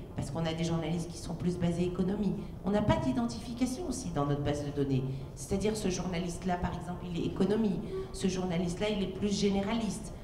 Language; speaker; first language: French; native; French